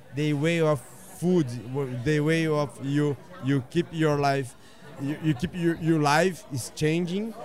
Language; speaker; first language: English; non-native, fluent; Portuguese